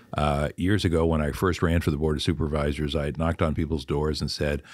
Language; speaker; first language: English; native; English